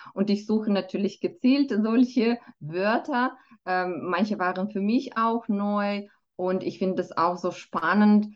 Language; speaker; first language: German; non-native, fluent; Romanian